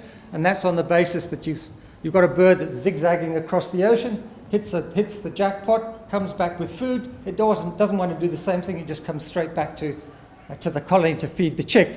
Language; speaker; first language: English; native; English